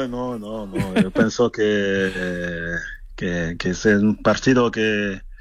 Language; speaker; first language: Spanish; non-native, fluent; French